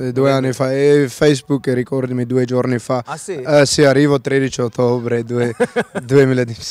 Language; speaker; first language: Italian; non-native, learner; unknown